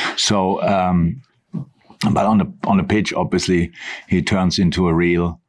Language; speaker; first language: English; non-native, fluent; German